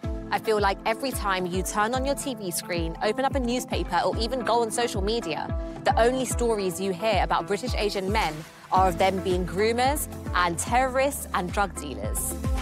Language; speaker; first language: English; early bilingual, other home language; Hindi